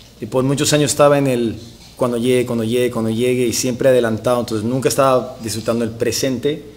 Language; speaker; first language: Spanish; native; Spanish